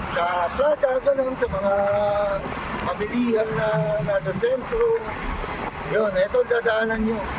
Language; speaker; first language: Filipino; non-native, local second language; Iloko